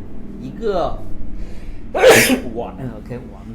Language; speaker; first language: Chinese; non-native, learner; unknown